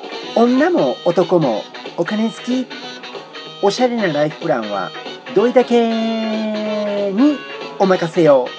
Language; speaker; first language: Japanese; native; Japanese